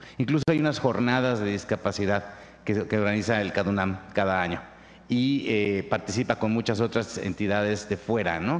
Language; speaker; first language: Spanish; native; Spanish